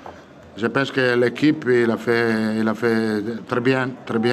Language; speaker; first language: French; non-native, fluent; Italian